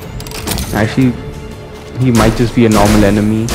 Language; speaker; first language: English; native; English